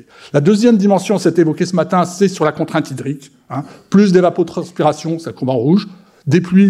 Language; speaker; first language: French; native; French